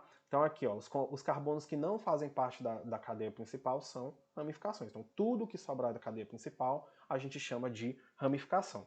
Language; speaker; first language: Portuguese; native; Portuguese